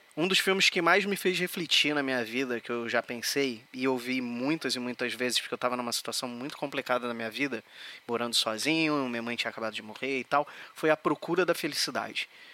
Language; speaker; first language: Portuguese; native; Portuguese